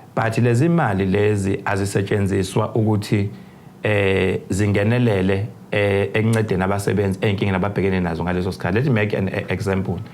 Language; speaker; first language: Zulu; native; Zulu